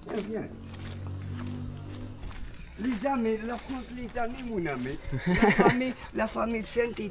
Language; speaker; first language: French; non-native, learner; Arabic